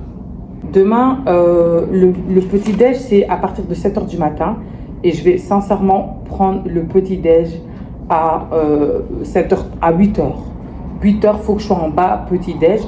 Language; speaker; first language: French; native; French